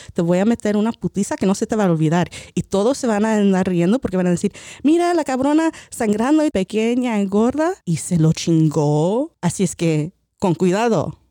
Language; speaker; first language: Spanish; early bilingual, heritage; Spanish